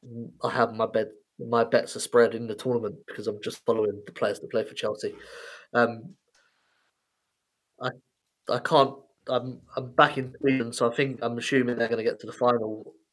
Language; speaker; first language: English; native; English